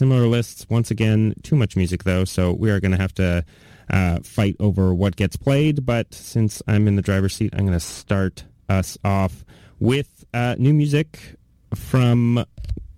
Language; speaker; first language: English; native; English